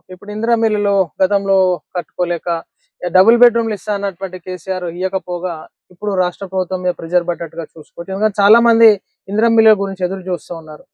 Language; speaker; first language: Telugu; native; Telugu